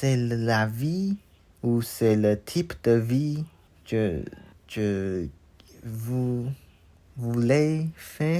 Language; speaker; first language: French; non-native, learner; Chinese